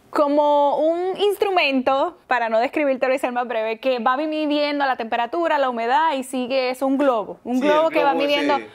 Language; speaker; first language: Spanish; native; Spanish